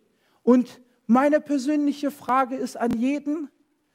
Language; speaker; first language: German; non-native, fluent; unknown